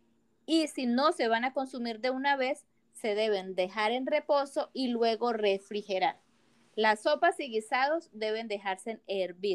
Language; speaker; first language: Spanish; native; Spanish